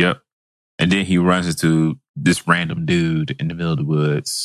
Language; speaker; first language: English; native; English